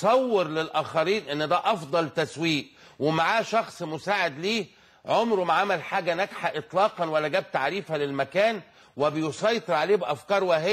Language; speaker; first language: Arabic; native; Arabic